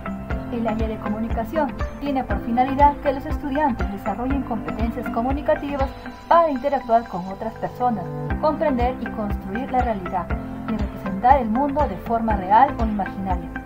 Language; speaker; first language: Spanish; native; Spanish